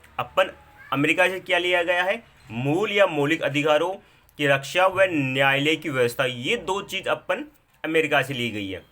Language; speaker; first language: Hindi; native; Hindi